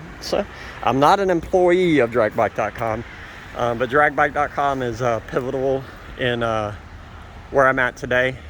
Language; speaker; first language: English; native; English